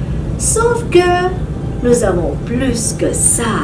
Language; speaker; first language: French; non-native, fluent; Vietnamese